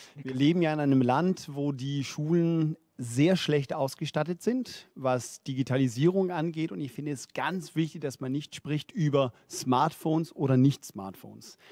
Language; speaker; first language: German; non-native, fluent; Danish